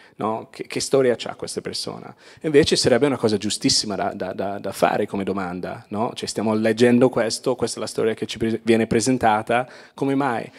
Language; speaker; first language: Italian; non-native, fluent; English